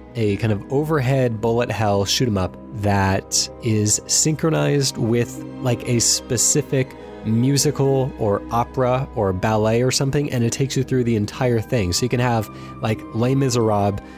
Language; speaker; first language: English; native; English